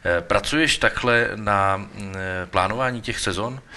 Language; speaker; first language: Czech; native; Czech